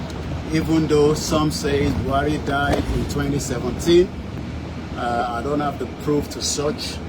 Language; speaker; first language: English; non-native, local second language; Yoruba